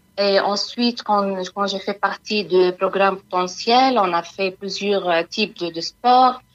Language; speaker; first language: French; non-native, learner; Arabic